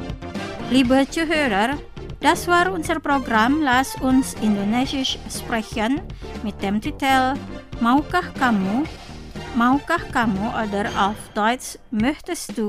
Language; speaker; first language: German; non-native, fluent; Indonesian